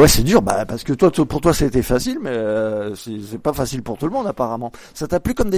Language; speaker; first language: French; native; French